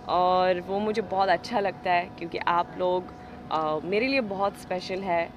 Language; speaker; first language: Hindi; non-native, learner; Swedish